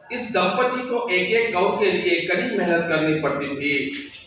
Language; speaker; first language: Hindi; non-native, local second language; Kannada